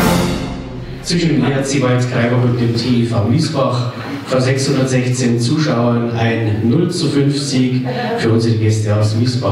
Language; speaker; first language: German; native; German